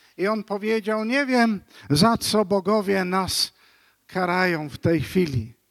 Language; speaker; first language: Polish; non-native, fluent; English